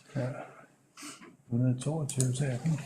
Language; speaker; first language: Danish; native; Danish